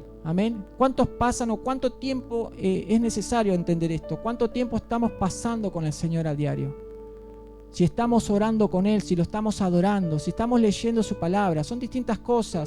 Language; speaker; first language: Spanish; native; Spanish